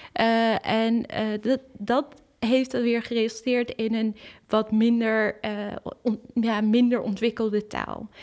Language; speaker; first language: Dutch; early bilingual, other home language; Kurdish